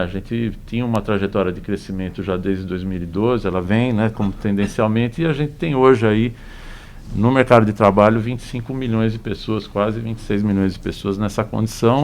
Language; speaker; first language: Portuguese; native; Portuguese